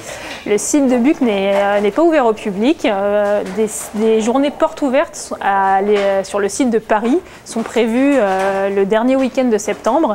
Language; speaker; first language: French; native; French